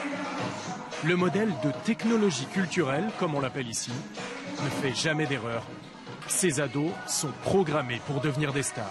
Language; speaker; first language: French; native; French